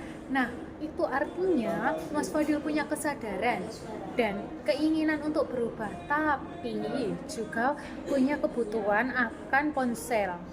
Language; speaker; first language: Indonesian; native; Indonesian